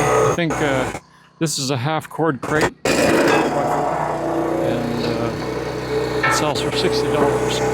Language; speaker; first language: English; native; English